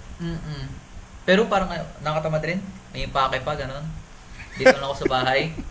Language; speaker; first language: Filipino; native; Filipino